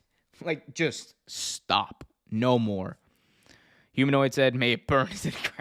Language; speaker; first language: English; native; English